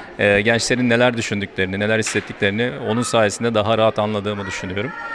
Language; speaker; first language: Turkish; native; Turkish